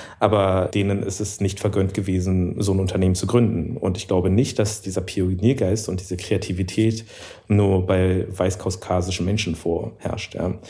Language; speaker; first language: German; early bilingual, other home language; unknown